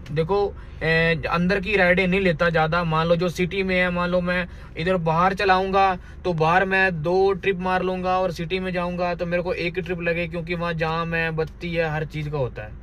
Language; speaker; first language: Hindi; native; Hindi